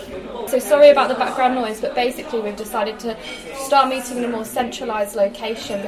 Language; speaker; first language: English; native; English